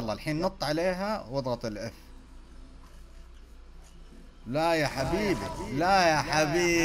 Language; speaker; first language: Arabic; native; Arabic